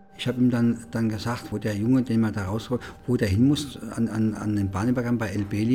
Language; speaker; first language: German; native; German